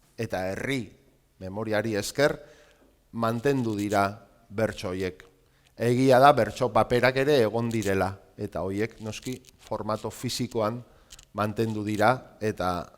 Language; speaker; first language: Basque; native; Basque